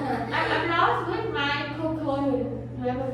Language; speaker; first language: English; non-native, learner; Vietnamese